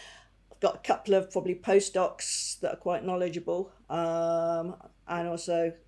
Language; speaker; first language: English; native; English